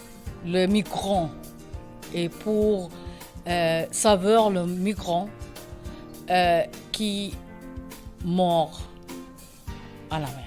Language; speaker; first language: French; non-native, learner; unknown